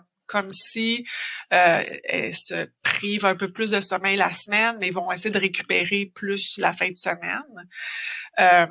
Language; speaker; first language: French; native; French